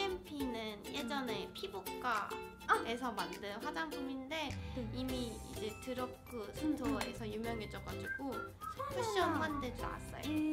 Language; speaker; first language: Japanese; non-native, learner; Korean